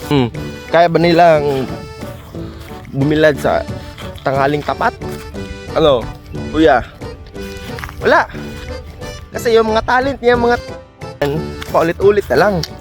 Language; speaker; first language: Filipino; non-native, local second language; Cebuano